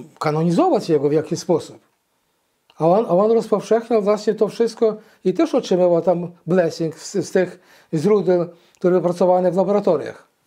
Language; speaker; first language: Polish; early bilingual, heritage; Polish